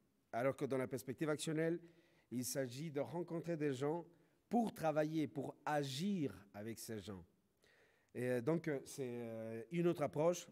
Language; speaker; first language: French; non-native, fluent; Spanish